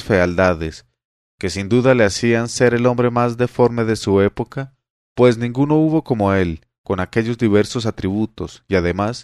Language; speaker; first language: Spanish; native; Spanish